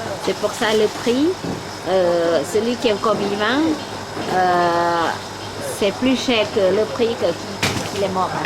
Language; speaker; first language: French; non-native, fluent; Lao